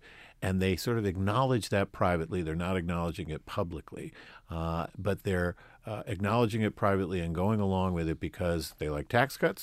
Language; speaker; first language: English; native; English